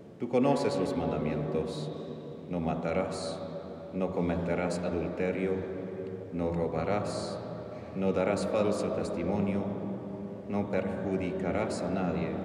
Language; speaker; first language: Spanish; non-native, fluent; English